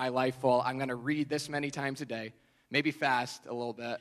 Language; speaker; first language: English; native; English